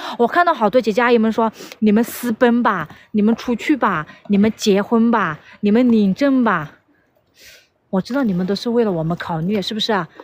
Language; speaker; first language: Chinese; non-native, local second language; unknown